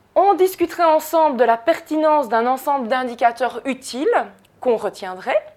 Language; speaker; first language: French; native; French